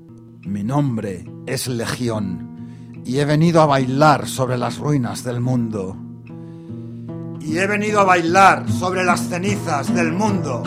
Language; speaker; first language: Spanish; native; Spanish